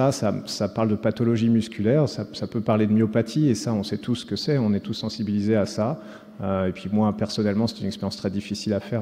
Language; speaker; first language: French; native; French